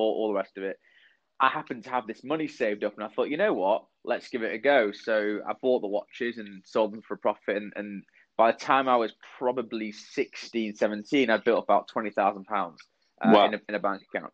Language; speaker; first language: English; native; English